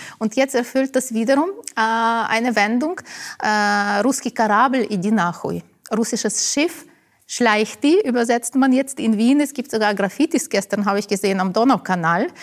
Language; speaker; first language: German; non-native, fluent; Ukrainian